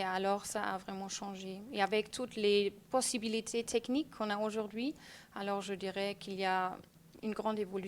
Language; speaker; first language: French; non-native, fluent; German